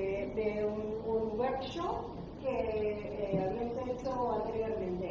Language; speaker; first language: Spanish; non-native, learner; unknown